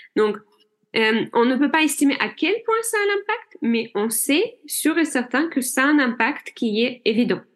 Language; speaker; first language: French; non-native, fluent; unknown